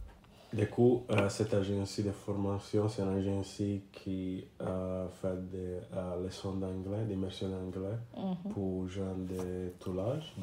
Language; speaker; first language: French; non-native, learner; English